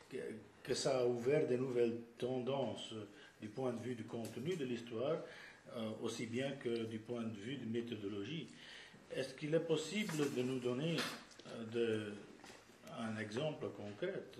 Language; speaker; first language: French; non-native, fluent; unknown